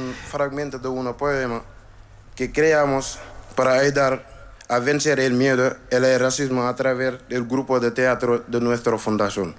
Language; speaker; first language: Spanish; non-native, learner; Wolof